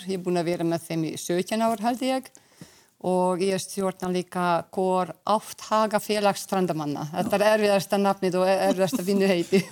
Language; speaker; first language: Icelandic; non-native, fluent; Hungarian